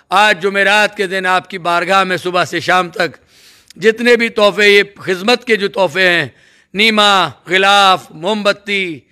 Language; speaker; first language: Urdu; native; Urdu